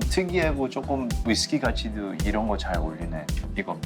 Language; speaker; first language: Korean; early bilingual, heritage; English